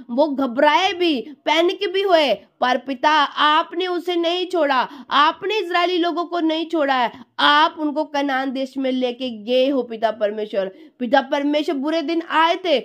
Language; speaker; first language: Hindi; non-native, local second language; Punjabi